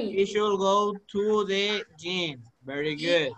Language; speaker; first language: English; non-native, learner; Spanish